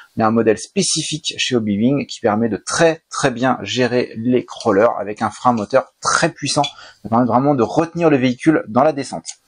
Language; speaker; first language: French; native; French